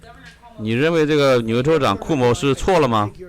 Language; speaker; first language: Chinese; native; Chinese